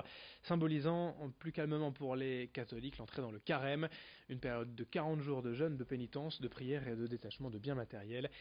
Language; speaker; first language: French; native; French